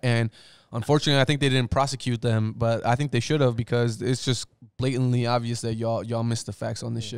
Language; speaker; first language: English; early bilingual, other home language; Spanish